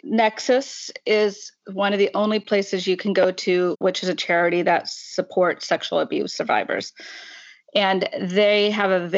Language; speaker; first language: English; native; English